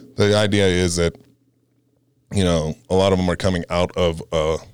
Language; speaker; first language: English; native; English